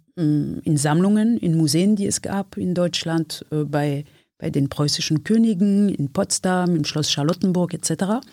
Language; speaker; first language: German; non-native, fluent; French